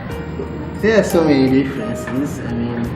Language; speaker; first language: English; non-native, local second language; Swahili